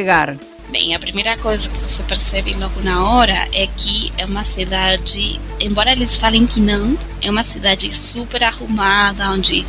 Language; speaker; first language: Portuguese; non-native, fluent; Spanish